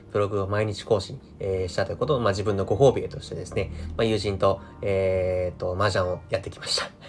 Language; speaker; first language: Japanese; native; Japanese